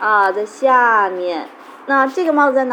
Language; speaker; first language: Chinese; native; Chinese